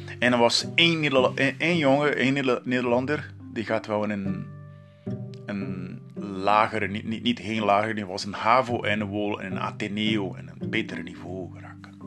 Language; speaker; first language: Dutch; non-native, learner; Portuguese